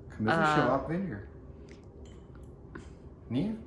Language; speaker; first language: Turkish; non-native, learner; English